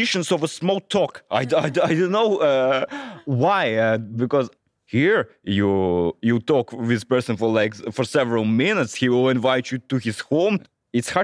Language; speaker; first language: English; non-native, fluent; Russian